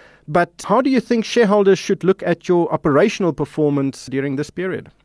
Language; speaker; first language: English; non-native, local second language; Afrikaans